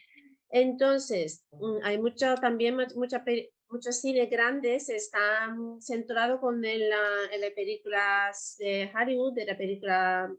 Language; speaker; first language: Spanish; non-native, learner; Japanese